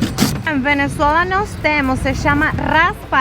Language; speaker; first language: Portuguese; non-native, learner; Spanish